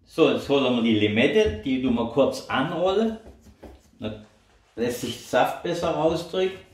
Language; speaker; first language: German; native; German